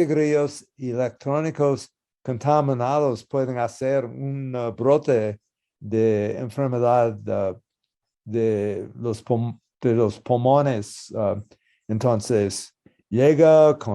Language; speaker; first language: Spanish; non-native, learner; English